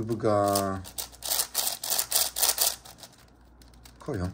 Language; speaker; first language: Korean; non-native, learner; Spanish